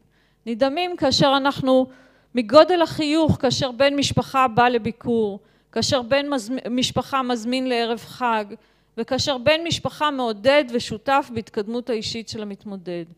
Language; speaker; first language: Hebrew; native; Hebrew